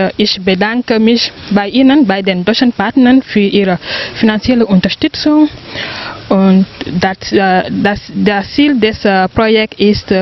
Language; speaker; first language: German; non-native, fluent; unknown